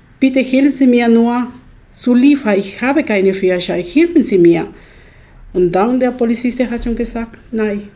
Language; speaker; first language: German; non-native, learner; Spanish